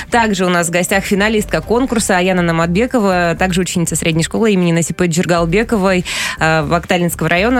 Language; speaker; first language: Russian; native; Russian